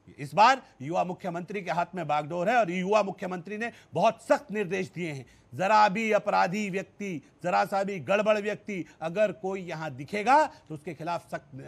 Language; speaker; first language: Hindi; native; Hindi